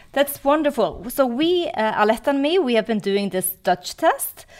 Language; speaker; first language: English; non-native, fluent; Norwegian